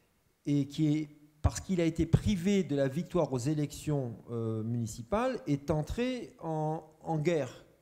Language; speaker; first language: French; non-native, local second language; Arabic